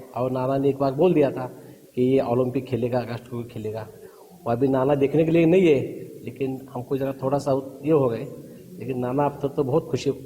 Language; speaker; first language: Hindi; non-native, local second language; Marathi